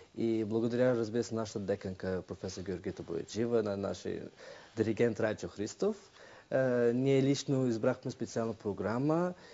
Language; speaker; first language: Bulgarian; non-native, fluent; Uzbek